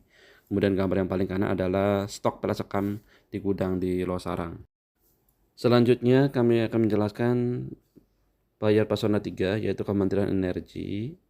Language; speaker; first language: Indonesian; native; Indonesian